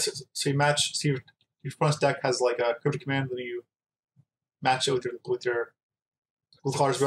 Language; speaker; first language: English; native; English